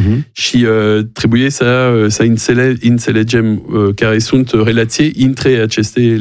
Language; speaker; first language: Romanian; non-native, learner; French